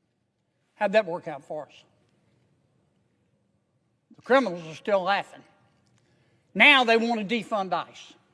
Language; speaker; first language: English; native; English